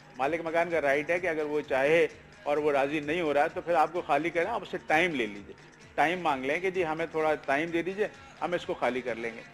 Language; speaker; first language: Urdu; native; Urdu